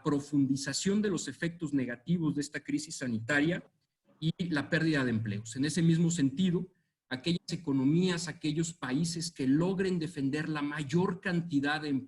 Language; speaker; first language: Spanish; native; Spanish